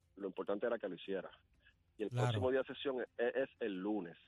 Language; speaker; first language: Spanish; native; Spanish